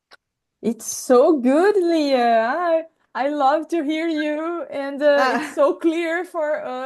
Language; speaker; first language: English; non-native, fluent; Portuguese